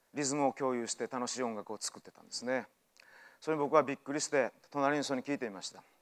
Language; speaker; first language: Japanese; native; Japanese